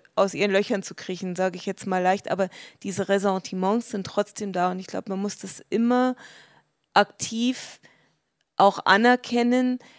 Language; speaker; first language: German; native; German